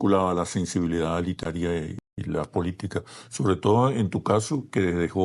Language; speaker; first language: Spanish; native; Spanish